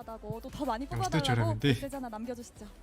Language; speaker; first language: Korean; native; Korean